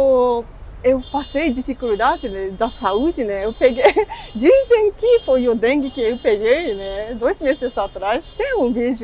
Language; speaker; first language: Portuguese; non-native, fluent; Japanese